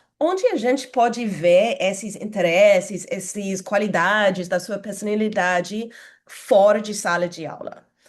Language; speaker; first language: Portuguese; non-native, fluent; English